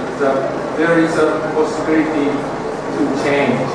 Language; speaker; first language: English; non-native, learner; Japanese